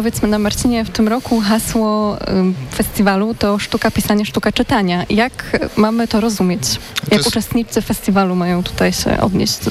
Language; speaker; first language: Polish; native; Polish